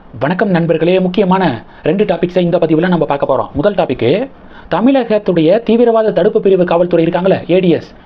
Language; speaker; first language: Tamil; native; Tamil